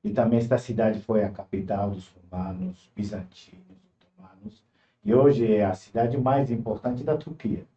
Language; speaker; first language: Portuguese; non-native, fluent; Turkish